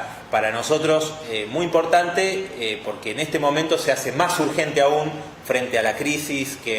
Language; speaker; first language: Spanish; native; Spanish